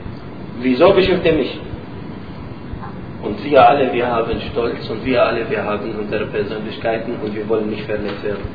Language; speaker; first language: German; non-native, learner; Arabic